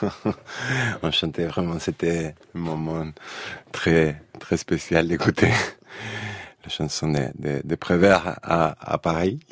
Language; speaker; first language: French; non-native, fluent; Spanish